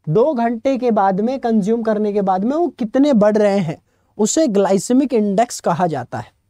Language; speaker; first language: Hindi; native; Hindi